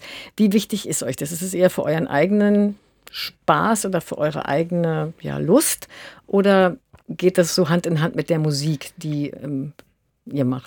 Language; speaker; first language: German; native; German